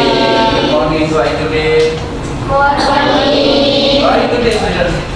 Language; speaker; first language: English; non-native, learner; Indonesian